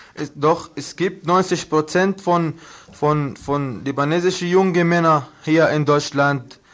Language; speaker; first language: German; non-native, learner; Arabic